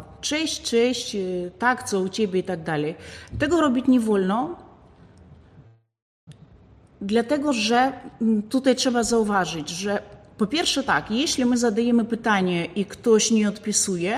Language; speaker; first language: Polish; non-native, fluent; Ukrainian